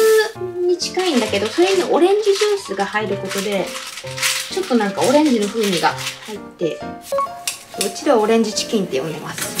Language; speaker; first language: Japanese; native; Japanese